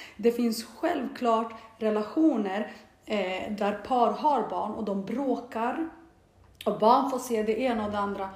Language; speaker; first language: Swedish; early bilingual, other home language; Bosnian